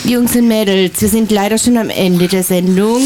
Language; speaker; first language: German; native; German